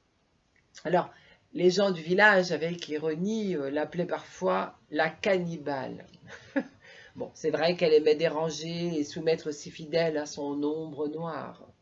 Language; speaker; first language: French; native; French